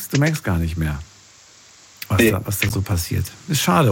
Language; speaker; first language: German; native; German